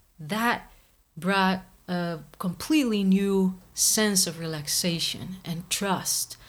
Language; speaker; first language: English; non-native, fluent; Portuguese